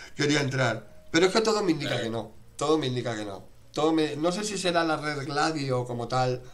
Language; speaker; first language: Spanish; native; Spanish